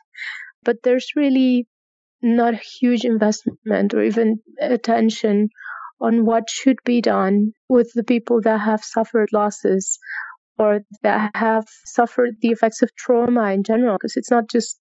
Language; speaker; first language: English; non-native, fluent; Spanish